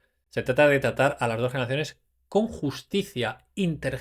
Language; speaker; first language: Spanish; native; Spanish